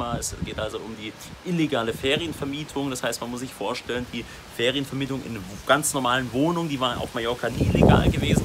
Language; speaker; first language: German; native; German